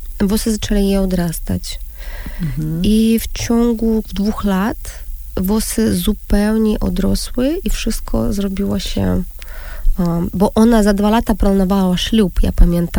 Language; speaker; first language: Polish; non-native, fluent; Russian